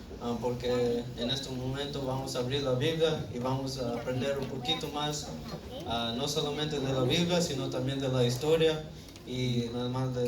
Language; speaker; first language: Spanish; early bilingual, heritage; Spanish